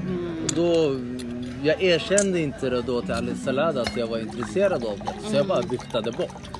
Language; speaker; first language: Swedish; early bilingual, other home language; Somali